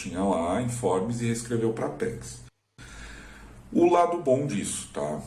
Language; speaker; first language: Portuguese; native; Portuguese